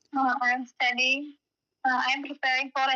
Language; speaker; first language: English; non-native, learner; Malayalam